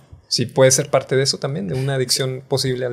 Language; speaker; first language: Spanish; native; Spanish